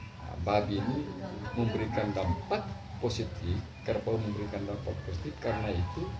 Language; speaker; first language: Indonesian; non-native, local second language; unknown